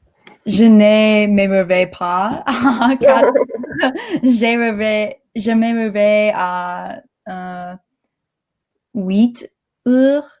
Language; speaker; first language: French; non-native, learner; English